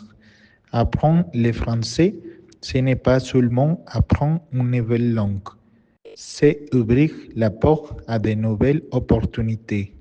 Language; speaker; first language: French; non-native, learner; Spanish